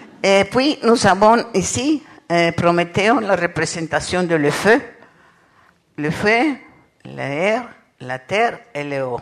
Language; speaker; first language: French; non-native, learner; Spanish